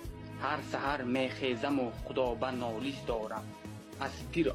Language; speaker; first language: Persian; early bilingual, heritage; Tajik